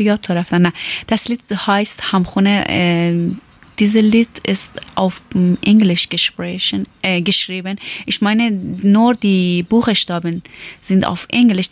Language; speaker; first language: German; non-native, learner; Persian